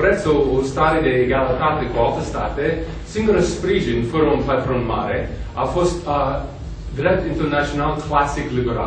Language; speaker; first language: Romanian; non-native, fluent; English